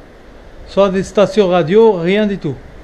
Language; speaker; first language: French; non-native, fluent; Portuguese